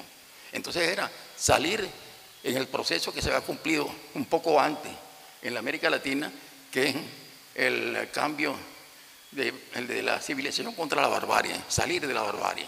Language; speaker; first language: Spanish; native; Spanish